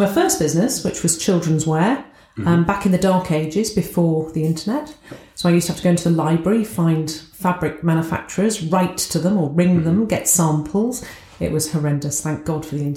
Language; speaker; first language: English; native; English